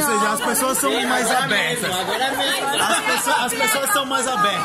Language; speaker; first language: Portuguese; native; Portuguese